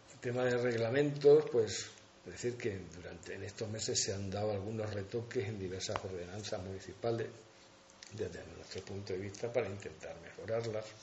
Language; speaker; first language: Spanish; native; Spanish